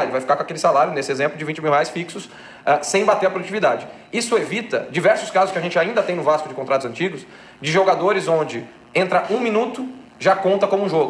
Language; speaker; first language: Portuguese; native; Portuguese